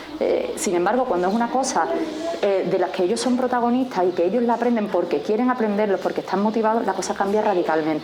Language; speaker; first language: Spanish; native; Spanish